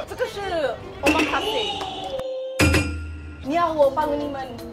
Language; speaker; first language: Chinese; non-native, learner; English